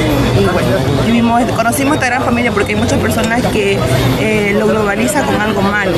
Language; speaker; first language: Spanish; native; Spanish